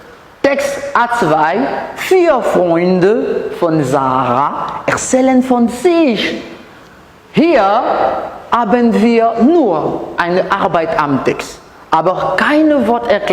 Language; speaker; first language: German; non-native, learner; French